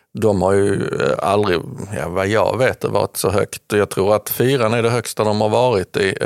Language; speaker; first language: Swedish; native; Swedish